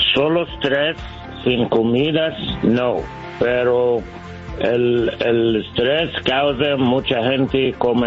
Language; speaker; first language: Spanish; non-native, learner; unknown